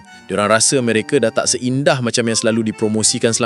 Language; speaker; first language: Malay; native; Malay